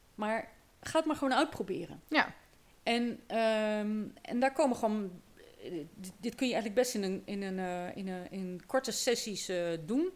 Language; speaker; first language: Dutch; native; Dutch